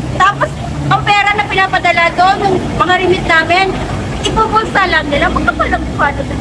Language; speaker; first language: Filipino; non-native, local second language; Hiligaynon